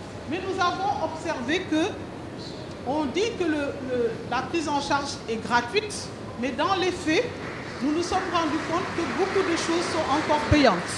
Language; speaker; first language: French; non-native, local second language; Wolof